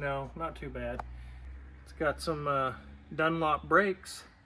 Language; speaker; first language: English; native; English